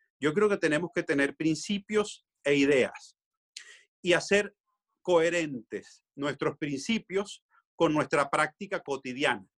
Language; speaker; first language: Spanish; native; Spanish